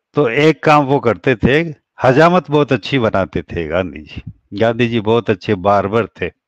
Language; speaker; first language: Hindi; native; Hindi